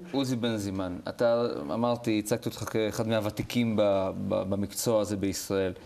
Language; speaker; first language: Hebrew; native; Hebrew